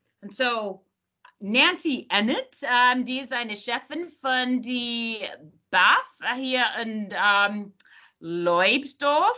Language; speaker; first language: German; non-native, learner; English